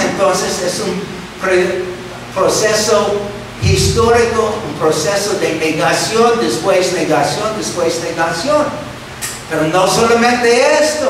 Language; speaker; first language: Spanish; non-native, fluent; English